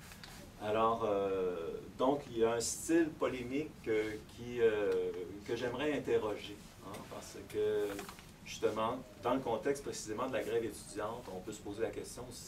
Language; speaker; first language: French; native; French